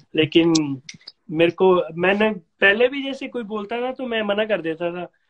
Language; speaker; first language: Hindi; non-native, local second language; Punjabi